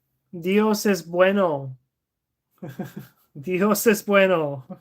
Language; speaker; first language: Spanish; non-native, learner; English